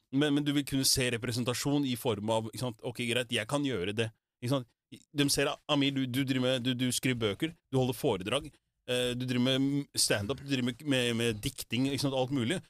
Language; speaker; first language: Norwegian; early bilingual, other home language; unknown